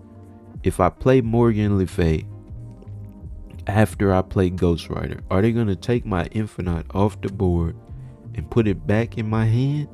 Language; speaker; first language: English; native; English